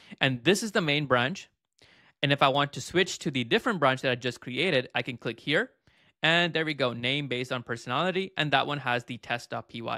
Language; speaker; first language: English; native; English